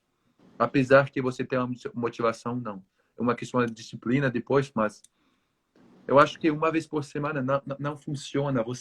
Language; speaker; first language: Portuguese; non-native, learner; French